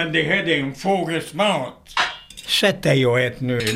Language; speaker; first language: Swedish; non-native, fluent; Italian